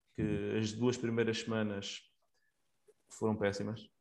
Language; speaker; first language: Portuguese; native; Portuguese